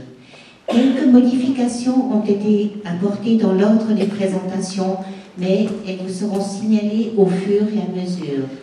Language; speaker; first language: French; native; French